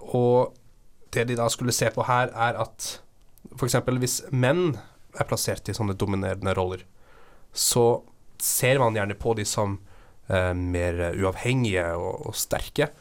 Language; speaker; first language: Norwegian; native; Norwegian